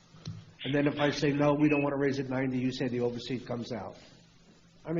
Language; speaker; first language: English; native; English